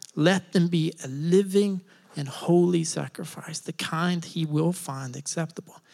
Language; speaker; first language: Norwegian; non-native, fluent; English